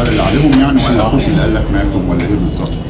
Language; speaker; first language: Arabic; native; Arabic